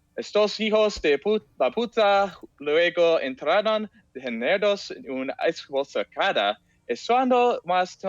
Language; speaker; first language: Spanish; non-native, learner; English